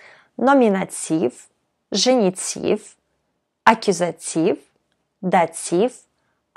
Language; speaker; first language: French; non-native, fluent; Russian